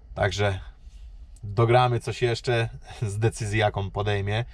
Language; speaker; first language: Polish; native; Polish